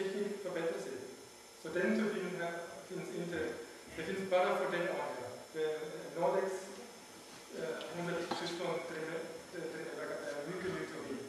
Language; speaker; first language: Swedish; non-native, learner; German